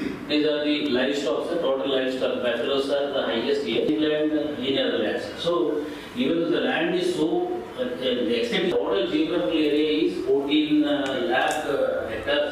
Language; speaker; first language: English; non-native, local second language; Telugu